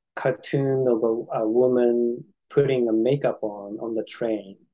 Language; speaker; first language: English; non-native, fluent; Japanese